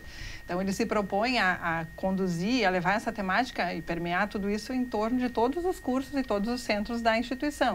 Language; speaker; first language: Portuguese; native; Portuguese